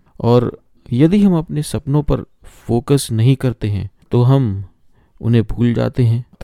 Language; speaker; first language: Hindi; native; Hindi